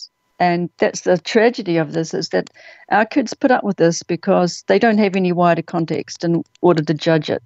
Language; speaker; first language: English; native; English